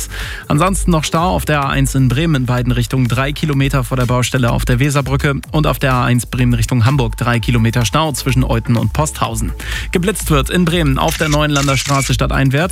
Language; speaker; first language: German; native; German